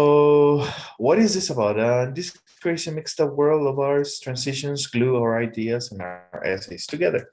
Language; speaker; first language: English; non-native, fluent; Spanish